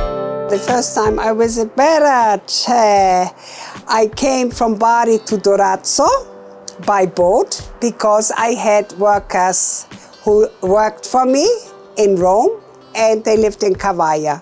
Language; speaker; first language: English; non-native, fluent; German